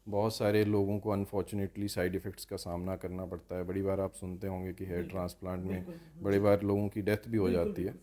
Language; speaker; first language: Hindi; native; Hindi